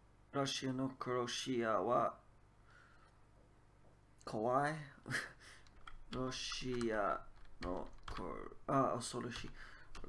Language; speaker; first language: Japanese; non-native, learner; English